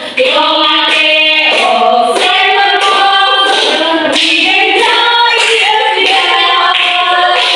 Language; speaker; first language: English; non-native, learner; Indonesian